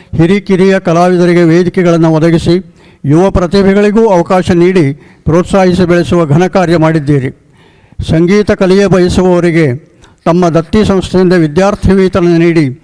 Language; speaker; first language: Kannada; native; Kannada